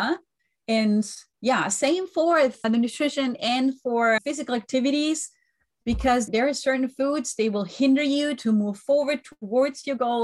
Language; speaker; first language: English; non-native, fluent; German